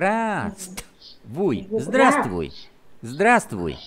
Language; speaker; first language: Russian; non-native, fluent; Vietnamese